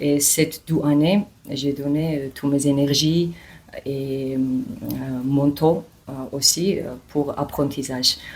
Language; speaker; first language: French; non-native, learner; Georgian